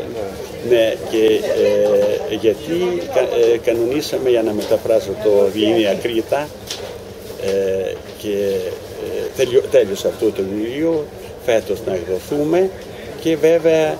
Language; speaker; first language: Greek; non-native, learner; Ukrainian